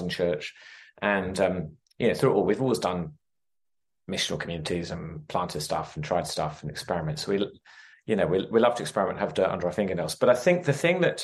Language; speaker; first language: English; native; English